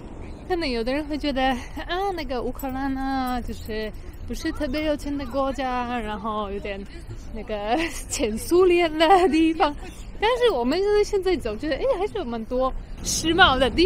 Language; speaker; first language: Chinese; non-native, fluent; Polish